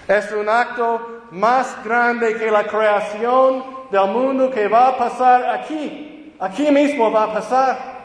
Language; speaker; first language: Spanish; non-native, fluent; English